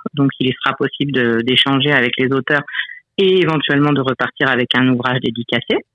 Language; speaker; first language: French; native; French